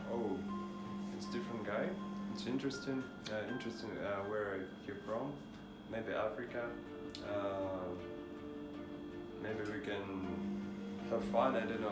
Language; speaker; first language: English; non-native, learner; Russian